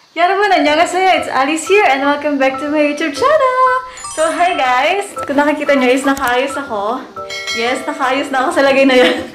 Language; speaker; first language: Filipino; native; Filipino